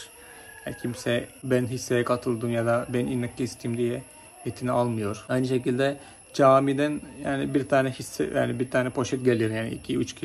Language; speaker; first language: Turkish; non-native, fluent; Malayalam